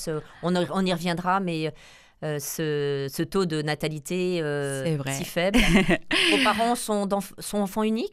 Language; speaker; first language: French; native; French